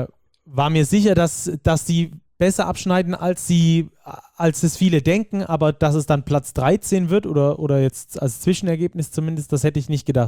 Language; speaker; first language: German; native; German